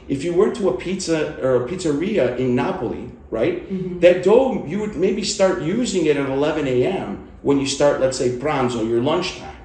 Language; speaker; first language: English; early bilingual, other home language; Italian